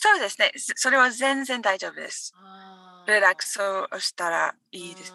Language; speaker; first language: Japanese; non-native, learner; English